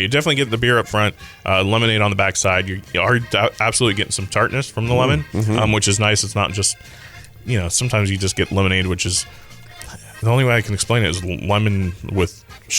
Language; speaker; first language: English; native; English